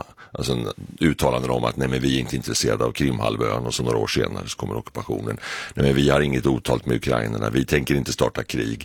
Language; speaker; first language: Swedish; native; Swedish